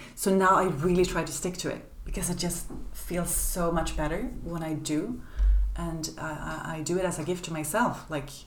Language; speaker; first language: English; non-native, fluent; Swedish